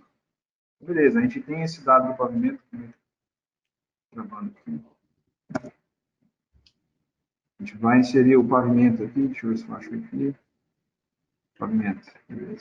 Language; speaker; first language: Portuguese; native; Portuguese